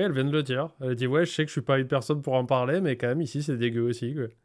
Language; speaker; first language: French; native; French